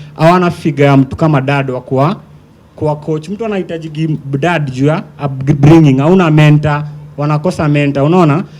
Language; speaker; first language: Swahili; native; Swahili